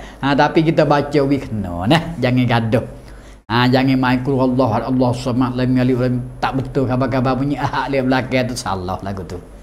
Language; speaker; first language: Malay; native; Malay